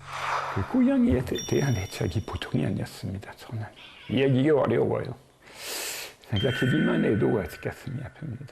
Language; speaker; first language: Korean; non-native, fluent; French